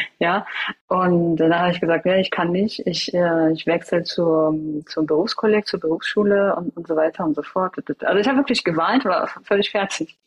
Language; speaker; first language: German; early bilingual, other home language; Persian